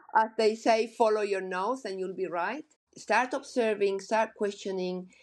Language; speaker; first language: English; non-native, fluent; Spanish